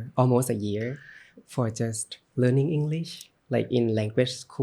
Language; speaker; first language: English; non-native, learner; Thai